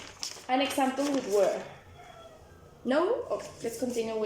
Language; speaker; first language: English; non-native, learner; Spanish